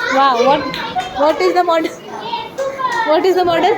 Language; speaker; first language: English; non-native, local second language; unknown